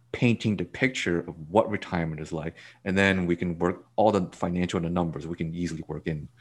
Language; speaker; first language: English; native; English